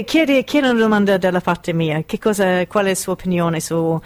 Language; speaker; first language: Italian; non-native, fluent; English